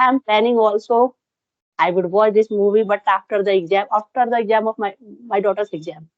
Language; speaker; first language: English; non-native, local second language; Hindi